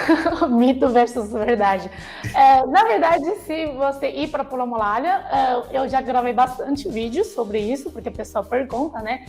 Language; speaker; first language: Portuguese; non-native, fluent; Chinese